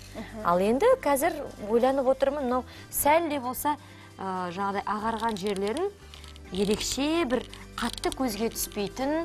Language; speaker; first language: Kazakh; native; Kazakh